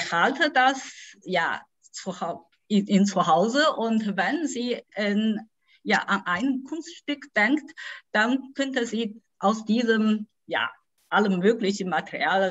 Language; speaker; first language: German; non-native, fluent; Chinese